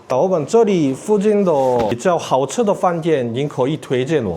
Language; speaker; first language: Chinese; non-native, learner; Korean